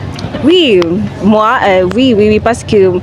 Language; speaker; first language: French; non-native, learner; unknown